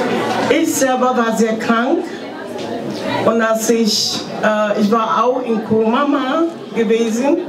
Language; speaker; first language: German; non-native, fluent; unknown